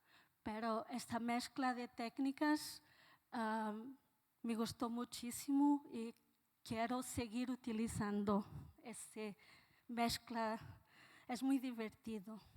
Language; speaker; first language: Spanish; non-native, fluent; Portuguese